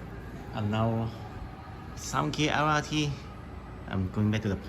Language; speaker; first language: English; native; English